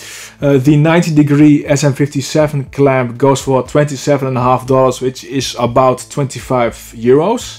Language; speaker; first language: English; non-native, fluent; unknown